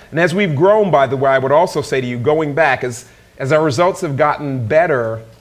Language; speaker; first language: English; native; English